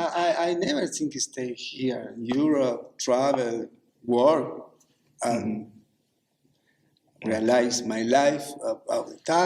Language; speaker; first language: English; non-native, learner; Spanish